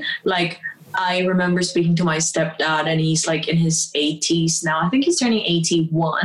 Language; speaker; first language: English; non-native, local second language; Filipino